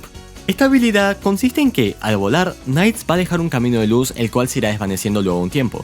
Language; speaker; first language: Spanish; native; Spanish